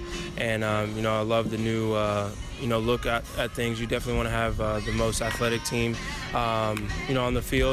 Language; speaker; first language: English; native; English